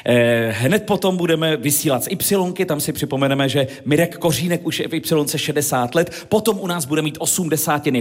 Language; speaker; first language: Czech; native; Czech